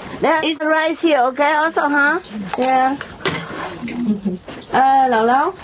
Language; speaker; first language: English; non-native, fluent; Vietnamese